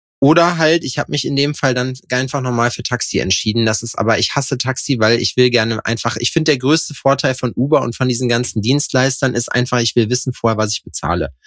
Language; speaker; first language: German; native; German